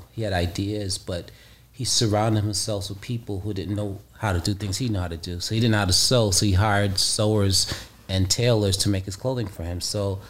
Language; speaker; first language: English; native; English